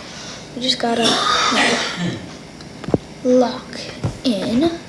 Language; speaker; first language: English; native; English